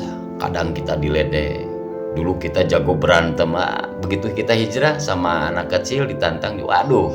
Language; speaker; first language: Indonesian; native; Indonesian